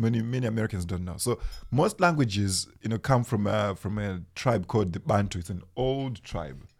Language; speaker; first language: English; non-native, local second language; Shona